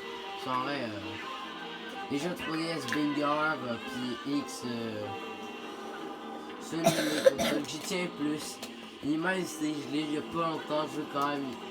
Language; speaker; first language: French; native; French